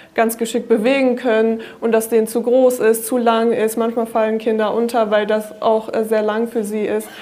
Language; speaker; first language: German; non-native, fluent; Kurdish